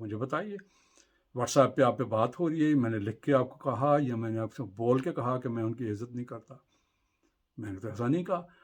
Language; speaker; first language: Urdu; native; Urdu